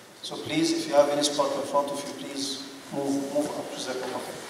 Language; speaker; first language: English; non-native, fluent; Arabic